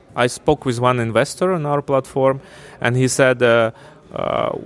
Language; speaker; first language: English; non-native, fluent; Ukrainian